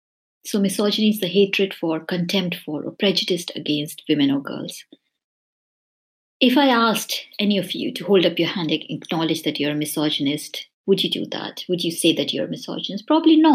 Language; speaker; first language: English; non-native, local second language; Hindi